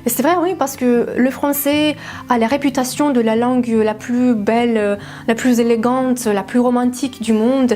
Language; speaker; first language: French; non-native, fluent; Russian